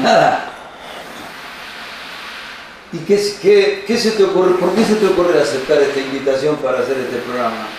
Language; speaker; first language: Spanish; native; Spanish